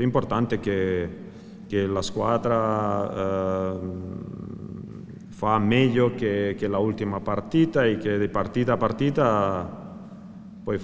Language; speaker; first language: Italian; non-native, fluent; Croatian